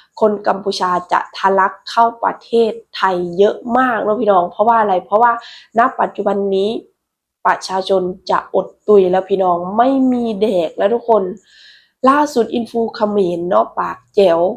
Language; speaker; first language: Thai; non-native, local second language; Lao